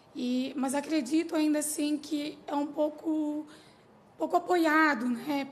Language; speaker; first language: Portuguese; native; Portuguese